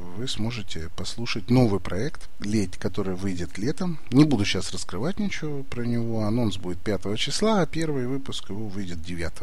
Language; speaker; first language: Russian; native; Russian